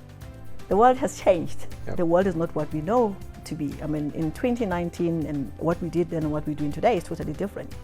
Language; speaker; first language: English; non-native, local second language; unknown